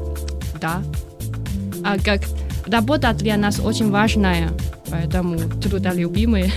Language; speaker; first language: Russian; non-native, learner; Chinese